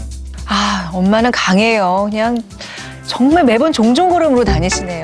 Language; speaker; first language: Korean; native; Korean